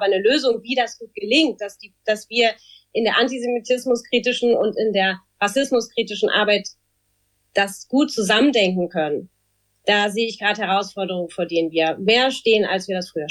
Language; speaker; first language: German; native; German